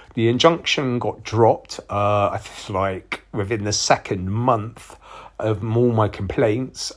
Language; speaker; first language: English; native; English